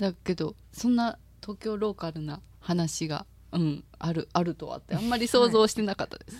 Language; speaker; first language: Japanese; native; Japanese